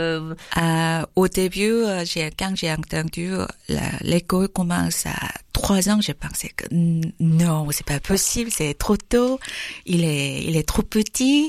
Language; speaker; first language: French; non-native, learner; Korean